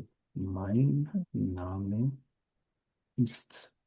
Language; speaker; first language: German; non-native, fluent; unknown